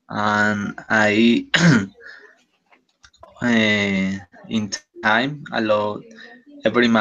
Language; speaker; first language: English; non-native, learner; Spanish